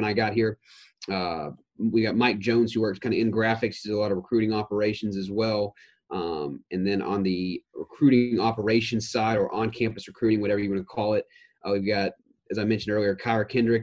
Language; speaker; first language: English; native; English